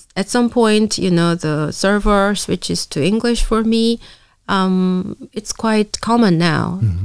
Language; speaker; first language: English; non-native, fluent; Korean